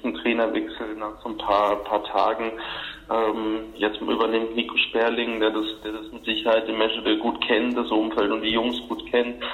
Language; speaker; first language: German; native; German